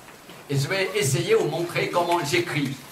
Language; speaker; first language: French; non-native, fluent; Chinese